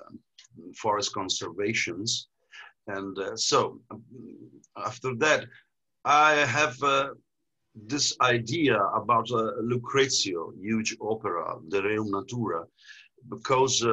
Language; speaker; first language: English; non-native, learner; Italian